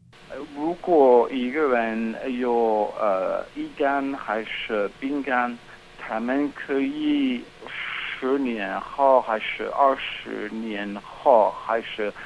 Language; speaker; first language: Chinese; non-native, fluent; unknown